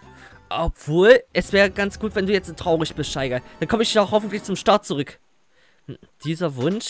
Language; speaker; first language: German; native; German